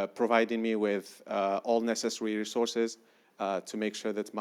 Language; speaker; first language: English; non-native, fluent; Arabic